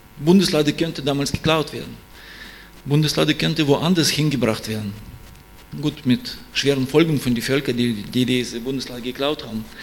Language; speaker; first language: German; non-native, fluent; Russian